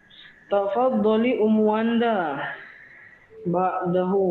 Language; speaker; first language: Arabic; non-native, fluent; Indonesian